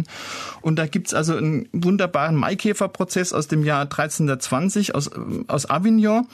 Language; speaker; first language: German; native; German